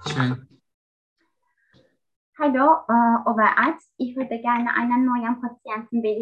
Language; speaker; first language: German; non-native, learner; Turkish